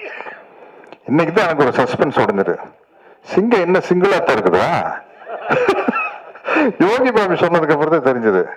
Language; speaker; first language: Tamil; native; Tamil